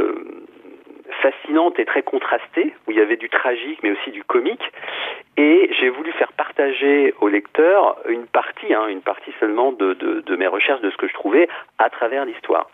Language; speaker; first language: French; native; French